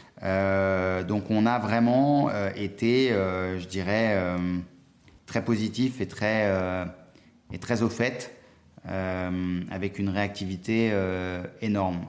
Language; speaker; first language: French; native; French